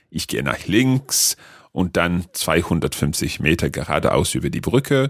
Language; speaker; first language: German; non-native, learner; English